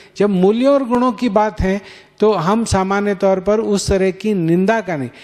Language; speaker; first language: Hindi; native; Hindi